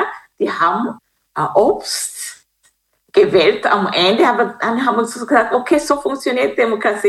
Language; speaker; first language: German; non-native, fluent; Kinyarwanda